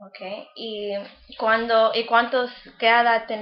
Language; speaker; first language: Spanish; early bilingual, heritage; Spanish